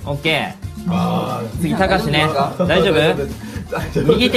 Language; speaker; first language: Japanese; native; Japanese